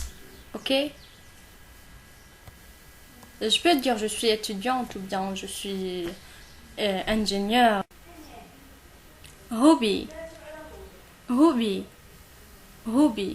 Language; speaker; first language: French; non-native, local second language; Arabic